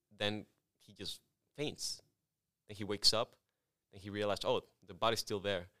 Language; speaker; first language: English; non-native, fluent; Spanish